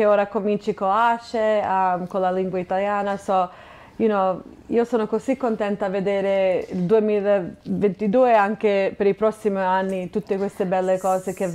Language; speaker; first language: Italian; non-native, fluent; English